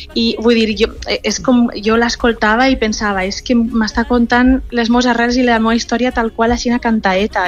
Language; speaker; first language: Catalan; native; Catalan